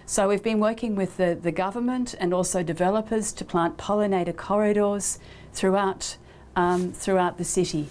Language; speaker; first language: English; native; English